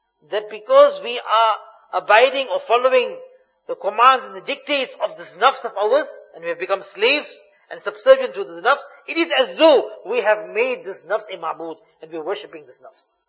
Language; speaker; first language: English; native; English